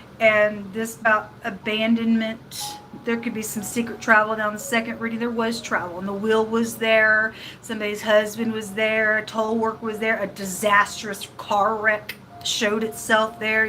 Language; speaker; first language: English; native; English